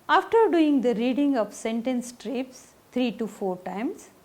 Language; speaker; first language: English; non-native, local second language; Marathi